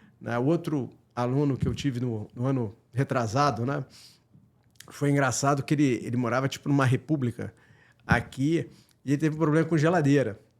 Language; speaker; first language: Portuguese; native; Portuguese